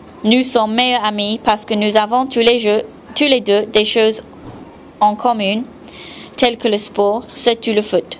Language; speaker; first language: French; non-native, fluent; English